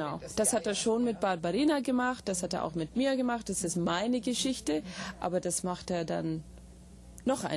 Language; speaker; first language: German; non-native, fluent; English